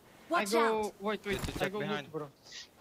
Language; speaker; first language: English; non-native, learner; Portuguese